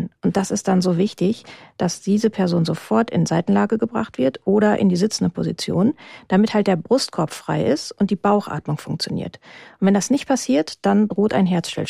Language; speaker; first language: German; native; German